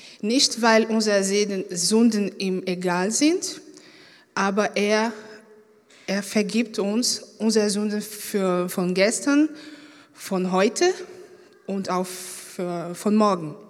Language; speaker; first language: German; non-native, fluent; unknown